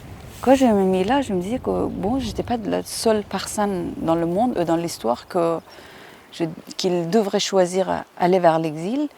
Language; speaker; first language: French; non-native, fluent; Persian